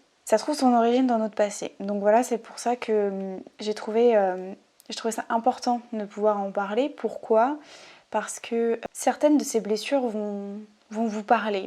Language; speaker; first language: French; native; French